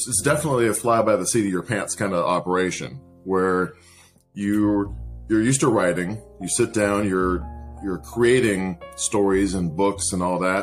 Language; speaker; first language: English; native; English